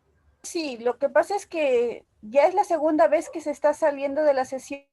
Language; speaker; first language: Spanish; native; Spanish